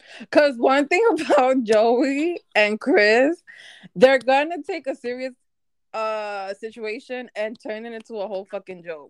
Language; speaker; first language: English; early bilingual, other home language; Spanish